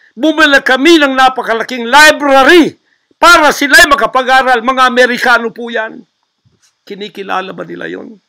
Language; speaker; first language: Filipino; native; Filipino